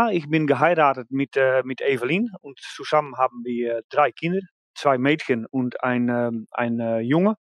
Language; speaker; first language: German; non-native, learner; Dutch